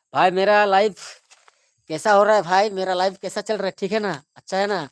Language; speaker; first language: Hindi; non-native, local second language; Bangla